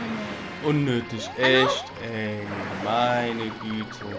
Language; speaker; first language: German; native; German